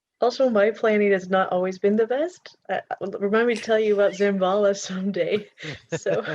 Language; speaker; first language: English; native; English